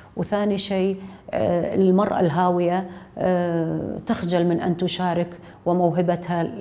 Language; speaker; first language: Arabic; native; Arabic